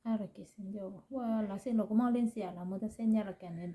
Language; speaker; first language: Finnish; non-native, learner; Thai